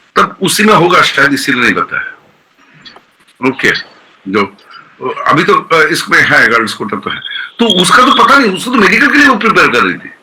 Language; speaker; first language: Hindi; non-native, local second language; Bangla